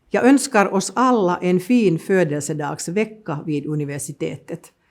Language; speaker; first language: Swedish; non-native, local second language; Finnish